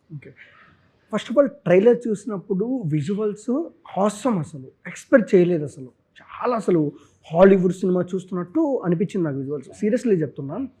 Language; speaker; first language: Telugu; native; Telugu